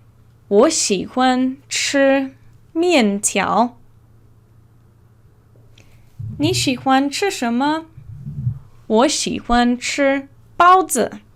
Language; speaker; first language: Chinese; non-native, fluent; English